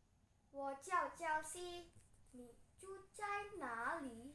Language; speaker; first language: Chinese; non-native, learner; Indonesian